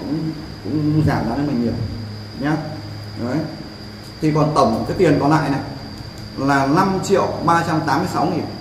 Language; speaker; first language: Vietnamese; native; Vietnamese